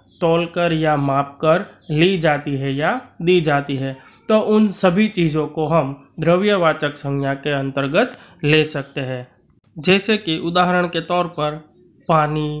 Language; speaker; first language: Hindi; non-native, local second language; Gujarati